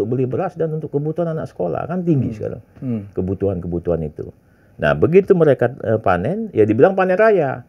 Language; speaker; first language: Indonesian; native; Indonesian